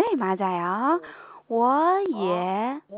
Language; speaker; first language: Korean; non-native, fluent; Chinese